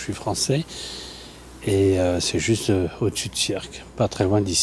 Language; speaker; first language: French; native; French